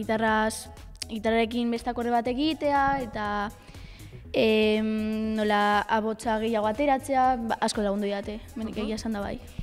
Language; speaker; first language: Basque; non-native, local second language; Spanish